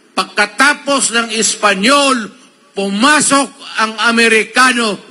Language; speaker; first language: Filipino; non-native, local second language; Cebuano